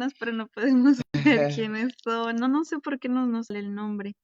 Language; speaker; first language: Spanish; native; Spanish